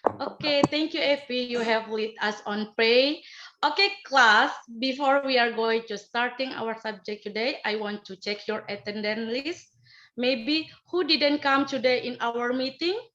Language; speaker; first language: English; non-native, learner; Indonesian